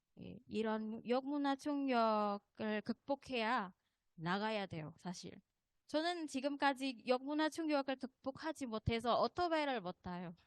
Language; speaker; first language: Korean; non-native, fluent; Indonesian